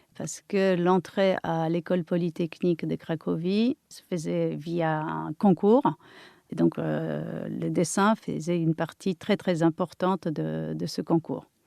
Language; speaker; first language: French; non-native, fluent; Polish